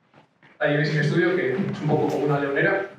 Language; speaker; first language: Spanish; native; Spanish